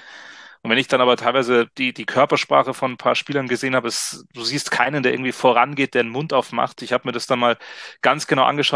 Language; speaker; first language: German; native; German